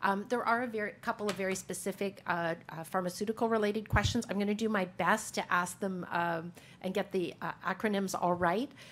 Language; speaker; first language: English; native; English